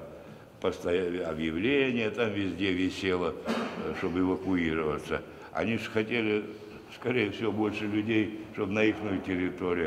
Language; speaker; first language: Russian; native; Russian